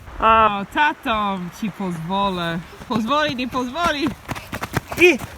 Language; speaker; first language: Polish; non-native, learner; English